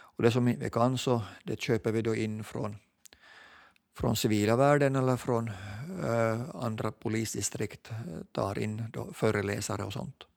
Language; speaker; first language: Swedish; native; Swedish